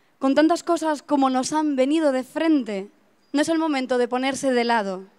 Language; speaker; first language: Spanish; native; Spanish